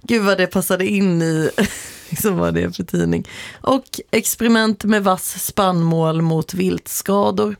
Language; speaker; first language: Swedish; native; Swedish